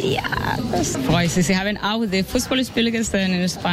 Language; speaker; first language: German; non-native, learner; Spanish